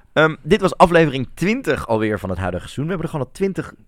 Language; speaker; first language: Dutch; native; Dutch